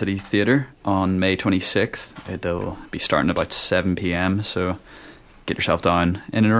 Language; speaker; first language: English; native; English